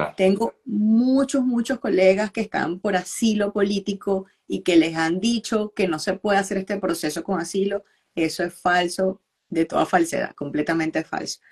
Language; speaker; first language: Spanish; native; Spanish